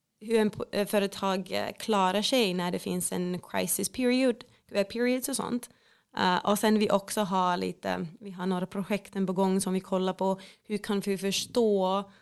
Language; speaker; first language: Swedish; non-native, fluent; Finnish